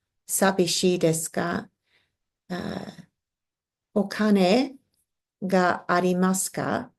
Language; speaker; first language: Japanese; non-native, fluent; English